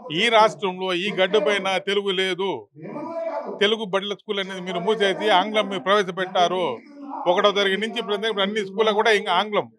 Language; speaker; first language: Telugu; native; Telugu